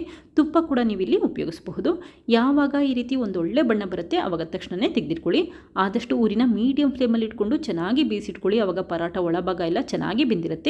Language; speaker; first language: Kannada; native; Kannada